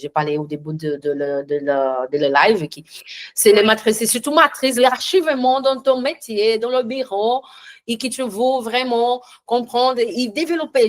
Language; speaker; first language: French; non-native, learner; Portuguese